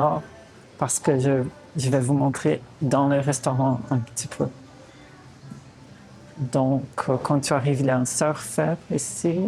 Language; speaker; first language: French; non-native, fluent; Portuguese